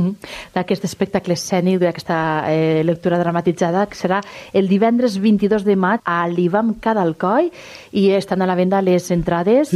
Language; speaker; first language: Catalan; native; Catalan